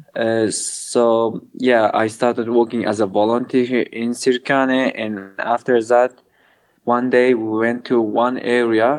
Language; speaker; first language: English; non-native, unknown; Kurdish